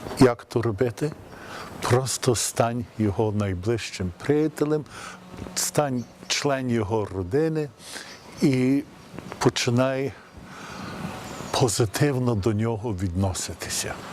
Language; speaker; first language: Ukrainian; early bilingual, heritage; Ukrainian